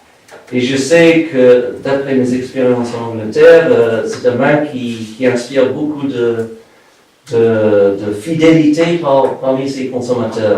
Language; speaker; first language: French; non-native, fluent; English